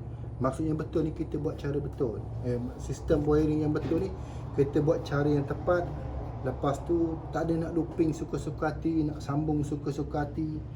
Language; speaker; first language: Malay; native; Malay